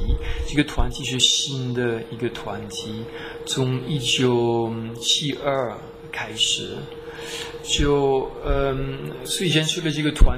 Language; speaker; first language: Chinese; non-native, fluent; French